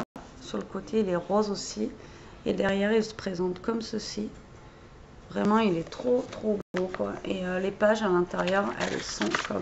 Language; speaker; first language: French; native; French